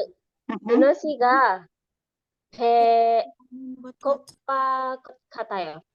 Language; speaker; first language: Korean; non-native, learner; Indonesian